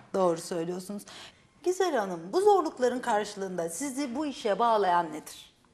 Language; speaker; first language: Turkish; native; Turkish